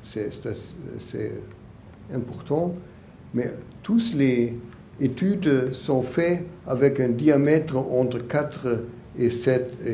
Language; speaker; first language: French; non-native, learner; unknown